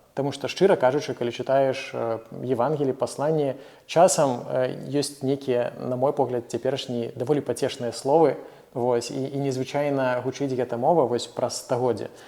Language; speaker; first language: Belarusian; non-native, local second language; Russian